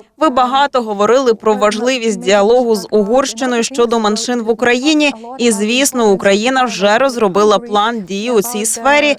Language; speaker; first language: Ukrainian; native; Ukrainian